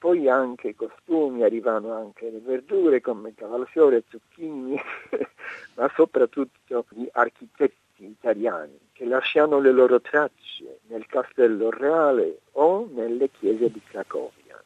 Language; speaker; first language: Italian; non-native, learner; Polish